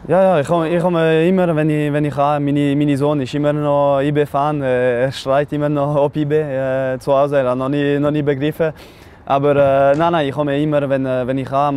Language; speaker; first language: German; non-native, local second language; French